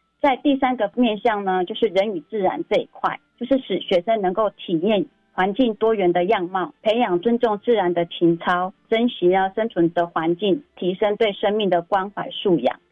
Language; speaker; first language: Chinese; native; Chinese